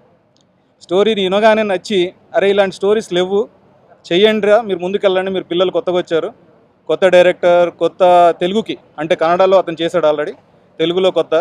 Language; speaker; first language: Telugu; native; Telugu